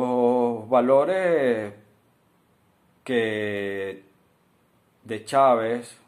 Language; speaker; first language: Spanish; native; Spanish